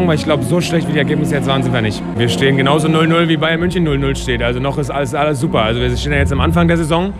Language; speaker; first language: German; native; German